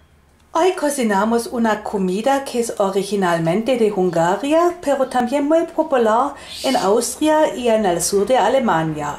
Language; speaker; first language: Spanish; non-native, fluent; German